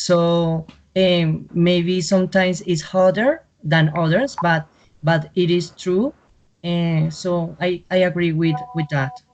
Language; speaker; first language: English; non-native, fluent; Spanish